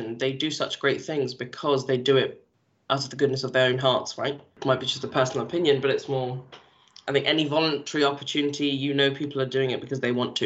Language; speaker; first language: English; native; English